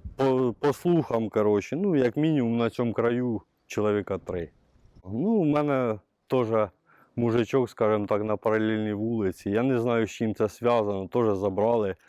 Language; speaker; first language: Ukrainian; native; Ukrainian